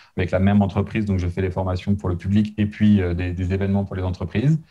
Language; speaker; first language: French; native; French